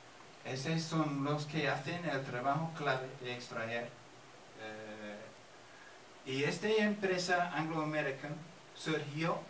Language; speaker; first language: Spanish; non-native, fluent; English